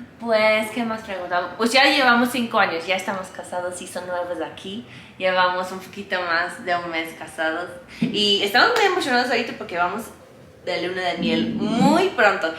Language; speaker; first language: Spanish; non-native, fluent; English